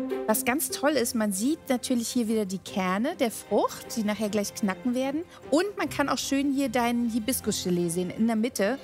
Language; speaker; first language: German; native; German